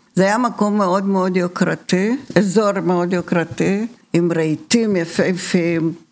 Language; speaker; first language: Hebrew; early bilingual, other home language; Bulgarian